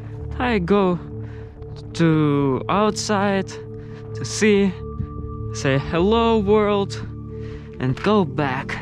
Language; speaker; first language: English; non-native, learner; Russian